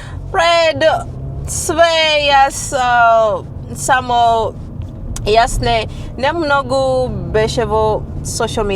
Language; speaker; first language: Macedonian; non-native, learner; English